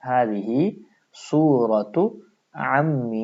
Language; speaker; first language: Arabic; non-native, fluent; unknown